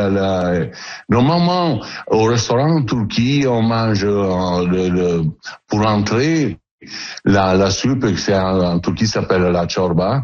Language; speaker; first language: French; non-native, learner; Italian